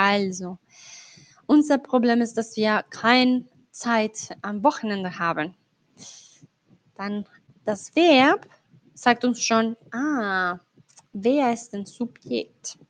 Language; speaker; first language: German; non-native, fluent; Spanish